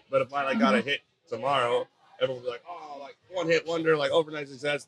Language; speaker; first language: English; native; English